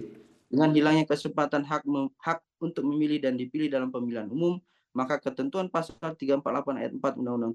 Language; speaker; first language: Indonesian; native; Indonesian